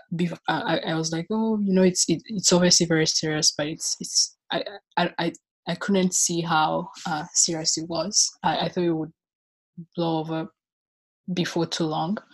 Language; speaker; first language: English; non-native, local second language; Kinyarwanda